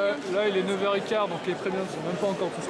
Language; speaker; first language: French; native; French